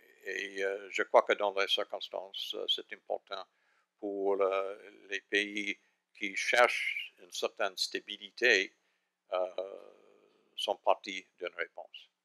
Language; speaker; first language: French; non-native, fluent; English